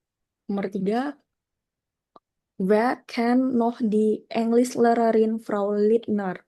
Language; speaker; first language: German; non-native, learner; Indonesian